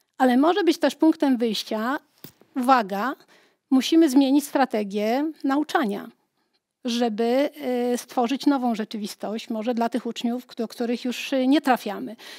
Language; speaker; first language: Polish; native; Polish